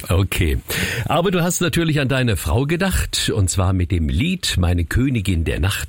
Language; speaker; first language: German; native; German